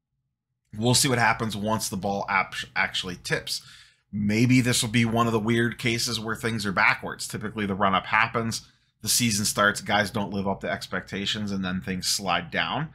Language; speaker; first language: English; native; English